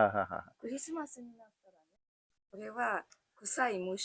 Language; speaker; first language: Japanese; native; Japanese